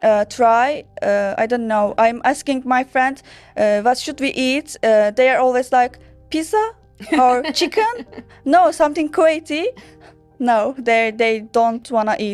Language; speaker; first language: English; non-native, learner; Turkish